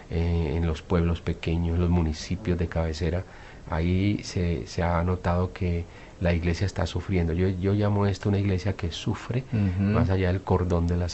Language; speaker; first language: Spanish; native; Spanish